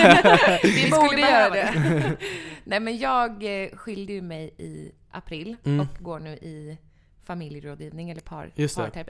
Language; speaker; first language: Swedish; native; Swedish